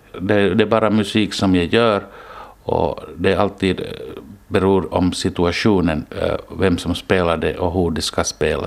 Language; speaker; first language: Swedish; non-native, local second language; Finnish